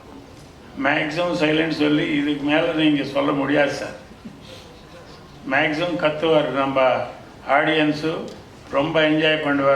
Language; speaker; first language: Tamil; non-native, fluent; Telugu